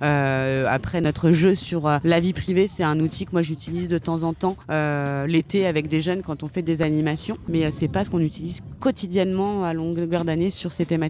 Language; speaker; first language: French; native; French